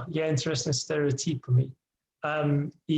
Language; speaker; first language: Russian; non-native, learner; English